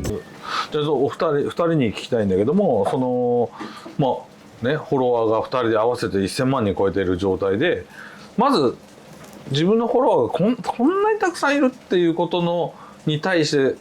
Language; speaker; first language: Japanese; native; Japanese